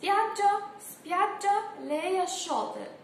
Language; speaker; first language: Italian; non-native, fluent; Arabic